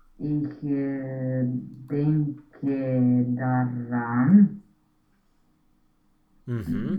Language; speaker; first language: German; non-native, learner; Romanian